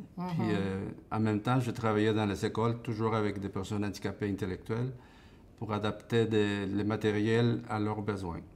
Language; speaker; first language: French; non-native, fluent; Spanish